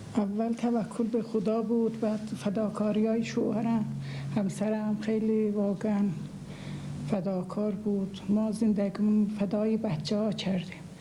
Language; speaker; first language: Persian; non-native, local second language; Azerbaijani